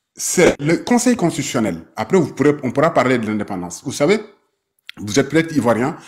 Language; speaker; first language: French; non-native, local second language; Wolof